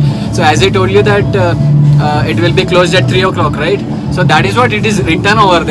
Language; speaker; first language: English; non-native, local second language; Telugu